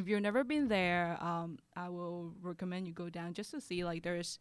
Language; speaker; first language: English; non-native, local second language; Cantonese